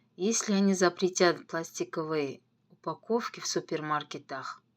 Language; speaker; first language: Russian; non-native, local second language; Kazakh